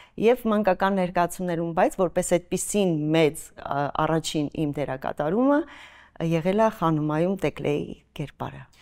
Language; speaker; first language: Armenian; native; Armenian